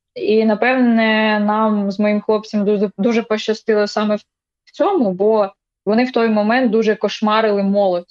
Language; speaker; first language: Ukrainian; non-native, local second language; Russian